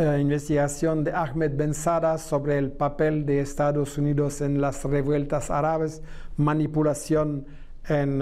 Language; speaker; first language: Spanish; non-native, fluent; French